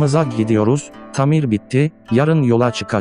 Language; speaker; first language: Turkish; non-native, fluent; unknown